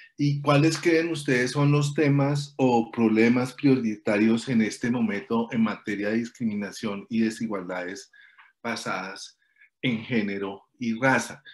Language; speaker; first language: Spanish; native; Spanish